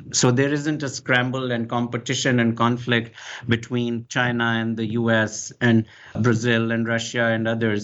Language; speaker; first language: English; non-native, local second language; Urdu